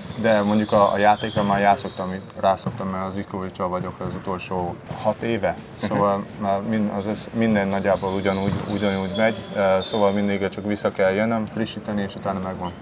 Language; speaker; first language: Hungarian; early bilingual, heritage; Hungarian